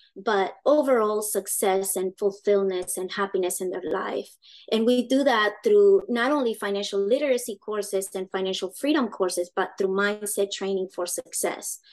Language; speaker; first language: English; early bilingual, other home language; Spanish